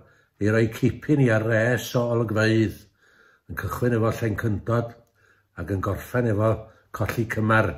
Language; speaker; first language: Welsh; native; Welsh